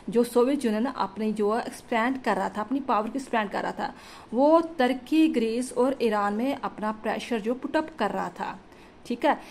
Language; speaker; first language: Hindi; non-native, local second language; Punjabi